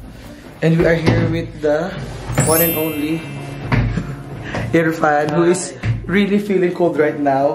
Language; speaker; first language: English; non-native, learner; Filipino